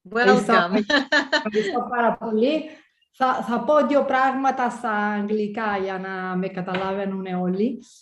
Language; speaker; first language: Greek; early bilingual, heritage; Italian